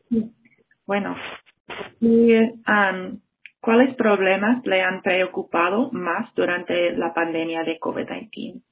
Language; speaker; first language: Spanish; non-native, fluent; English